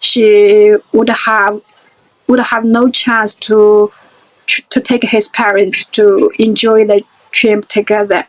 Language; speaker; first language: English; non-native, fluent; Chinese